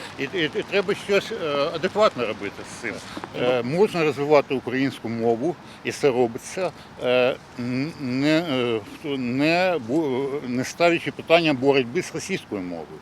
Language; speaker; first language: Ukrainian; non-native, local second language; Russian